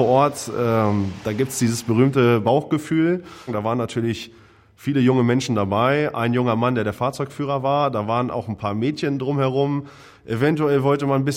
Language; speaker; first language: German; native; German